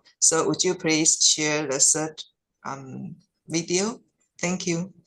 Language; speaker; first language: English; non-native, fluent; Chinese